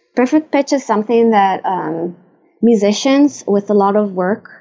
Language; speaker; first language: English; non-native, fluent; Hebrew